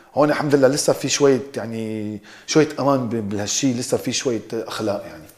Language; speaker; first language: Arabic; early bilingual, heritage; Arabic